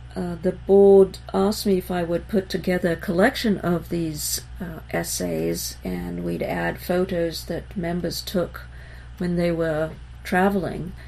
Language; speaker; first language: English; early bilingual, other home language; Hebrew